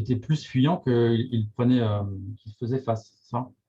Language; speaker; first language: French; native; French